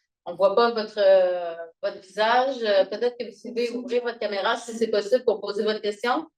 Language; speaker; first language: French; native; French